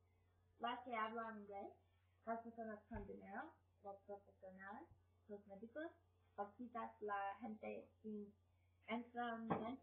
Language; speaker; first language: Spanish; non-native, learner; English